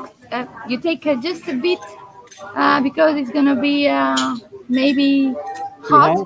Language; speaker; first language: English; non-native, fluent; Greek